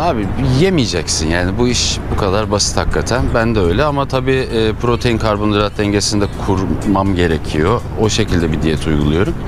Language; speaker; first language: Turkish; native; Turkish